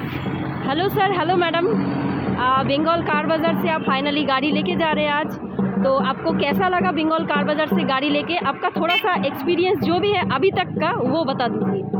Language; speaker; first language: Hindi; non-native, local second language; Bangla